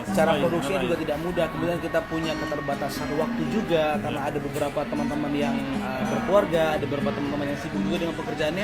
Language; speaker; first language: Indonesian; non-native, local second language; Achinese